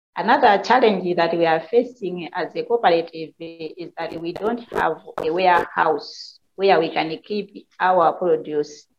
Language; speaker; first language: English; non-native, local second language; Nyanja